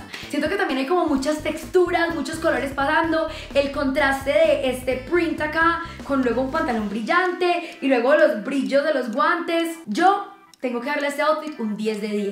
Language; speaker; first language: Spanish; native; Spanish